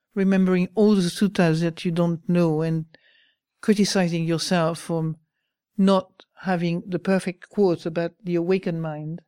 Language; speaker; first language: English; non-native, fluent; French